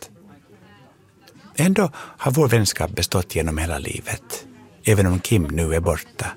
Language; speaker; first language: Swedish; native; Swedish